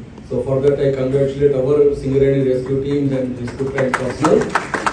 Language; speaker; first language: English; non-native, local second language; Telugu